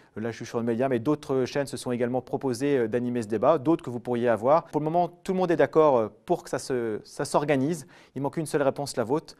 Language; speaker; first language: French; native; French